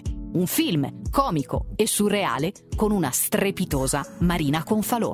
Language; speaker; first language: Italian; native; Italian